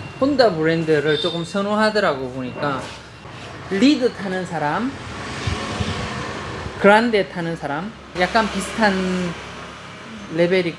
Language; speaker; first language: Korean; native; Korean